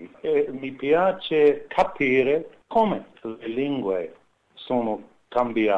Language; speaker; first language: Italian; non-native, learner; English